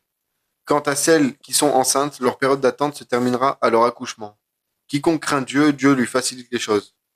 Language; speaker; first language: French; native; French